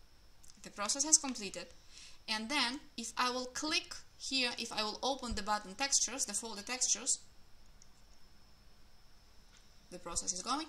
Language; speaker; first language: English; non-native, fluent; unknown